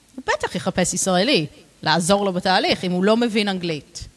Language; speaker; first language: Hebrew; non-native, fluent; English